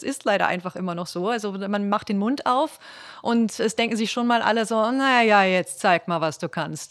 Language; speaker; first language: German; native; German